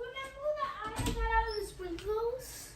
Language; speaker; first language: English; native; English